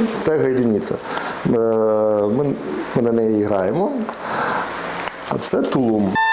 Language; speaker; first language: Ukrainian; non-native, local second language; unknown